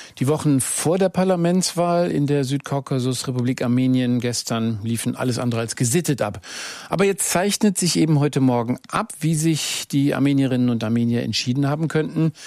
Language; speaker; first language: German; native; German